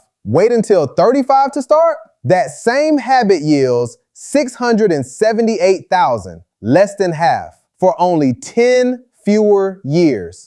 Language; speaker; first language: English; native; English